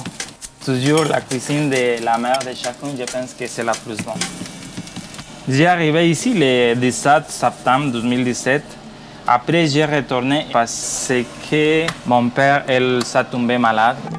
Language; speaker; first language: French; non-native, learner; Spanish